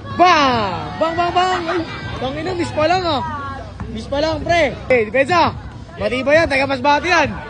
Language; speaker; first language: Filipino; non-native, local second language; Cebuano